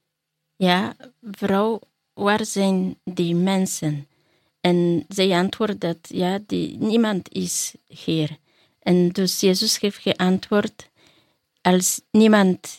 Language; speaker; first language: Dutch; non-native, learner; Polish